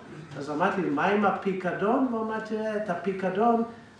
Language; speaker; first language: Hebrew; non-native, fluent; English